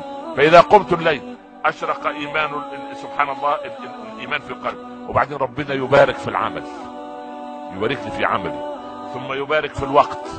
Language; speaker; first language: Arabic; native; Arabic